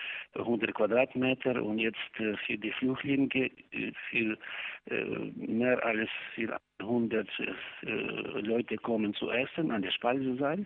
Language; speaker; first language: German; non-native, learner; Ukrainian